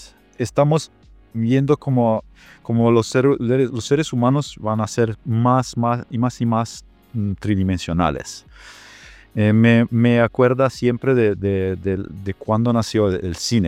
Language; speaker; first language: Spanish; non-native, fluent; Italian